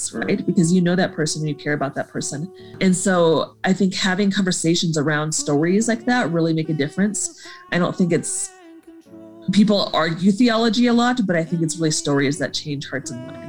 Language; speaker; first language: English; native; English